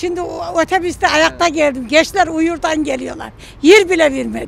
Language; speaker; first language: Turkish; native; Turkish